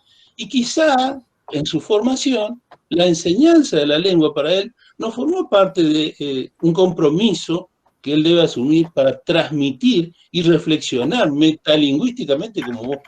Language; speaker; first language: Spanish; native; Spanish